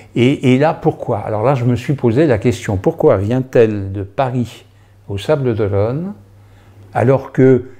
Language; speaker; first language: French; native; French